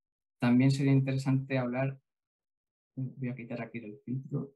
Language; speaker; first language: Spanish; native; Spanish